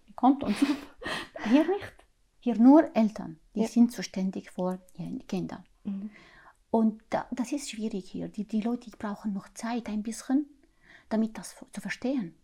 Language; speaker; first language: German; non-native, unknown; Arabic